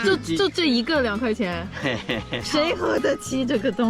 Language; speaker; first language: Chinese; non-native, fluent; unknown